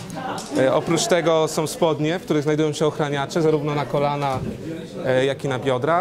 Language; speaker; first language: Polish; native; Polish